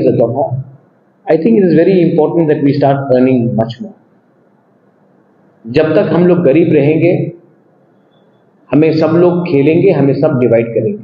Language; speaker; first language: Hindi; non-native, local second language; Kok Borok